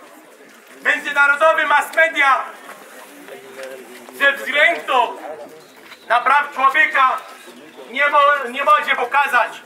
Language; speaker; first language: Polish; non-native, fluent; Arabic